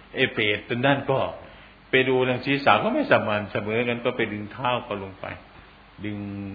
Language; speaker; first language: Thai; non-native, local second language; Northeastern Thai